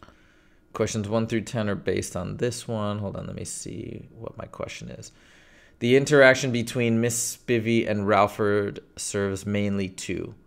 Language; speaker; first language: English; native; English